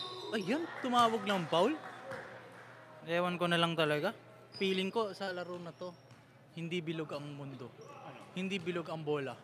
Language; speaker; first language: Filipino; native; Filipino